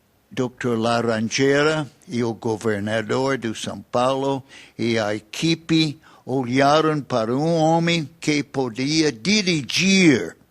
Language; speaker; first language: Portuguese; non-native, fluent; English